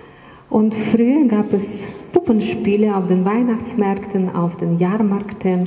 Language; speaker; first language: German; non-native, fluent; Russian